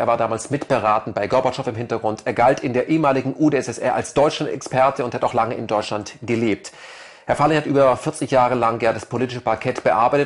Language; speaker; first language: German; native; German